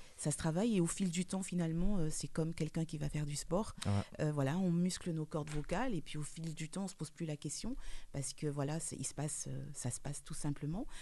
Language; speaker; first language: French; native; French